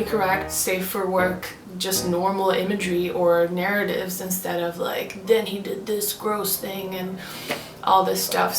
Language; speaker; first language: English; non-native, fluent; Swedish